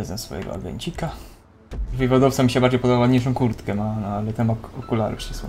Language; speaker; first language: Polish; native; Polish